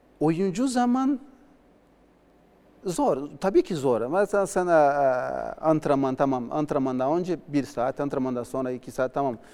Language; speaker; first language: Turkish; non-native, learner; Portuguese